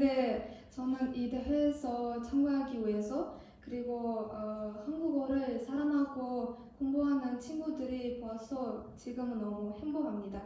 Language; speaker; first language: Korean; non-native, learner; Kazakh